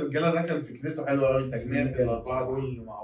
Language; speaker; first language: Arabic; native; Arabic